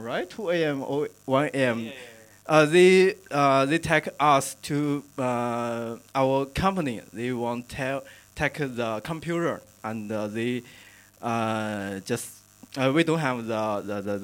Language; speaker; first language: English; non-native, learner; Chinese